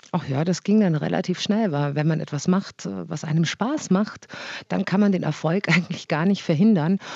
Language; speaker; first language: German; native; German